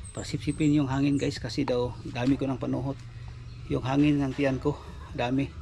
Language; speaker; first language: Filipino; non-native, local second language; Cebuano